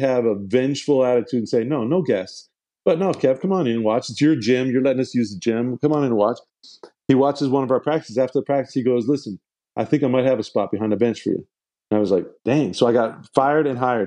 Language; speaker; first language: English; native; English